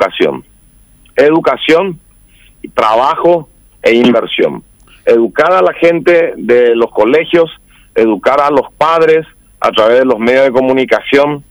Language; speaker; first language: Spanish; native; Spanish